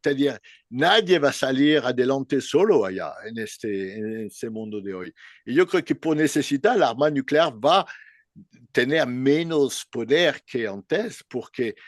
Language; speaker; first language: Spanish; non-native, learner; French